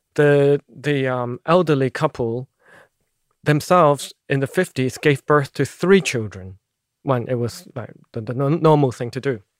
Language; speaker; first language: English; non-native, local second language; Cantonese